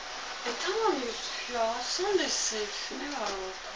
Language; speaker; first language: Turkish; non-native, learner; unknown